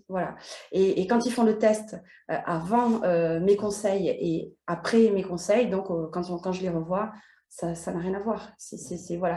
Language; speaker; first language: French; native; French